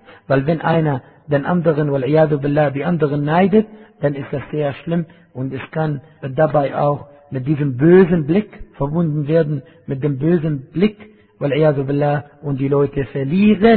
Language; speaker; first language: German; non-native, fluent; Arabic